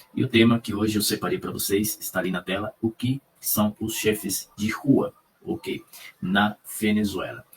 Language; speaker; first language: Portuguese; non-native, fluent; Spanish